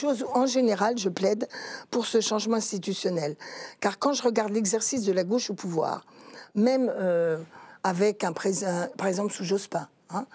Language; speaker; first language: French; native; French